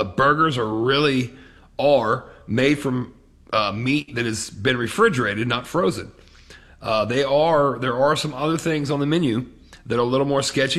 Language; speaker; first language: English; native; English